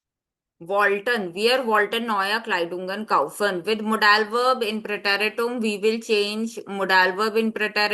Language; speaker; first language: German; non-native, fluent; Hindi